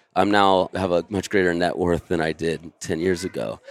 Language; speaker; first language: English; native; English